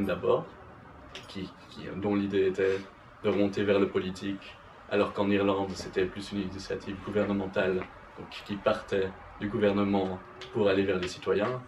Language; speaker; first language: French; native; French